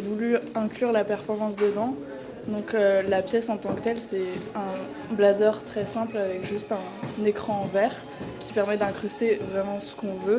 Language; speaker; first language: French; native; French